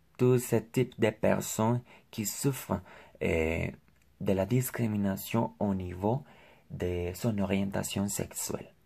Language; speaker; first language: French; non-native, learner; Spanish